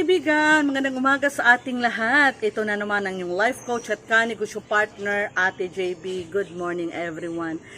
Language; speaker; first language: Filipino; non-native, local second language; Cebuano